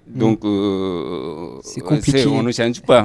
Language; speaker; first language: French; non-native, fluent; Japanese